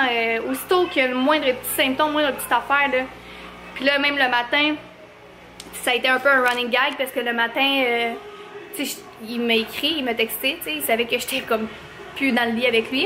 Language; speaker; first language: French; native; French